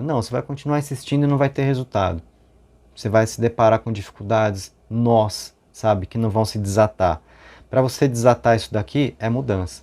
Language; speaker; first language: Portuguese; native; Portuguese